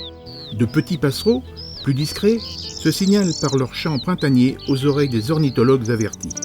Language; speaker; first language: French; native; French